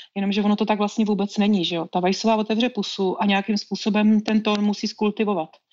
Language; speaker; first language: Czech; native; Czech